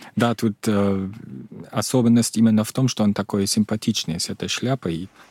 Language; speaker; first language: Russian; non-native, fluent; German